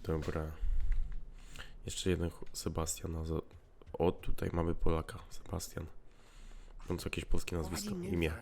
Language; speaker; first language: Polish; native; Polish